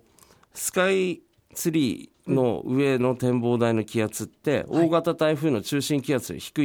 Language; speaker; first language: Japanese; native; Japanese